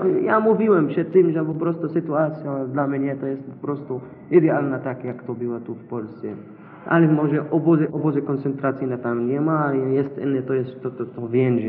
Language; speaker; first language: Polish; non-native, fluent; Arabic